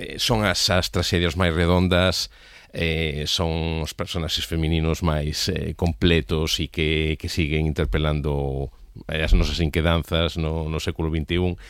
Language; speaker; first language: Galician; non-native, local second language; Spanish